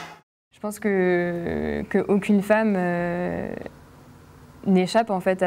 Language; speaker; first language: French; native; French